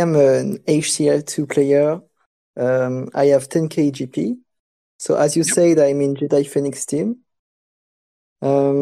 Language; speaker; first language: English; non-native, fluent; French